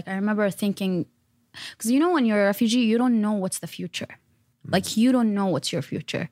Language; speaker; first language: English; non-native, fluent; Arabic